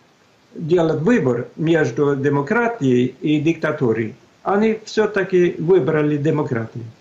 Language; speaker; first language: Russian; non-native, fluent; Swedish